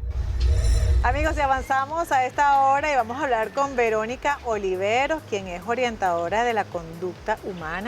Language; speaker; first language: Spanish; native; Spanish